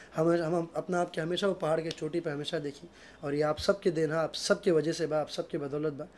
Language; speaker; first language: Hindi; native; Hindi